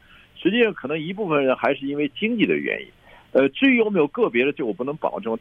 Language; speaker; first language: Chinese; native; Chinese